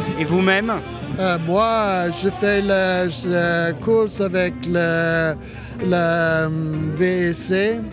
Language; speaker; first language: French; non-native, learner; English